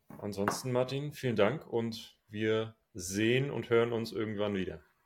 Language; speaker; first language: German; native; German